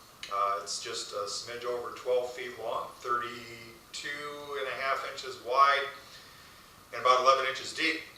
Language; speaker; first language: English; native; English